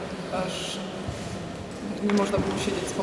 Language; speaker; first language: Polish; native; Polish